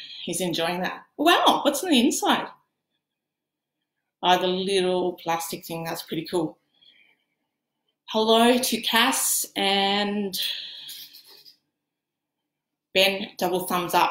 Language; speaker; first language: English; native; English